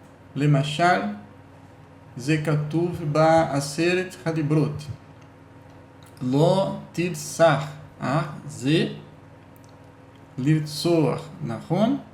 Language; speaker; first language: Hebrew; non-native, learner; Portuguese